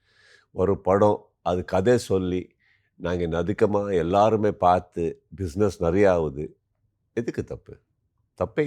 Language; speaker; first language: Tamil; non-native, learner; Kannada